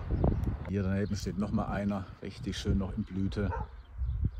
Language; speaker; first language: German; native; German